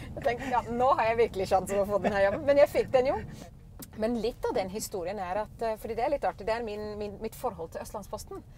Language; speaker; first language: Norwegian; non-native, fluent; English